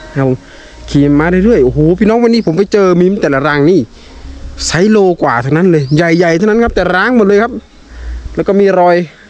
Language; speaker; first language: Thai; native; Thai